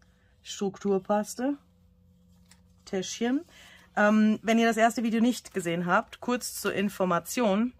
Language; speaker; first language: German; native; German